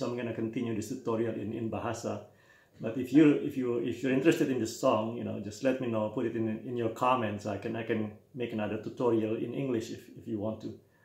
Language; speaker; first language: English; non-native, fluent; Indonesian